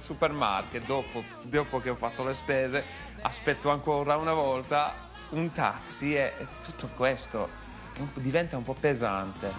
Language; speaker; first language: Italian; non-native, fluent; English